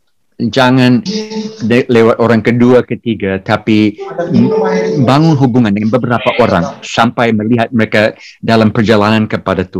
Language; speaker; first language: Indonesian; non-native, fluent; English